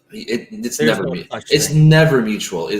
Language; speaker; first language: English; native; English